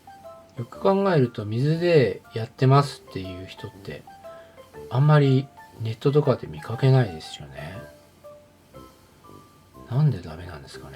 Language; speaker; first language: Japanese; native; Japanese